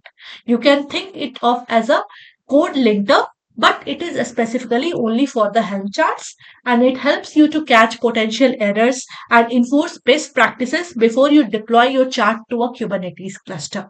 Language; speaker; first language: English; non-native, local second language; Hindi